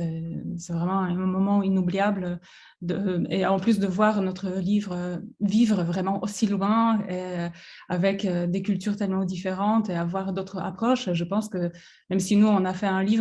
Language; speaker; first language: French; non-native, fluent; Polish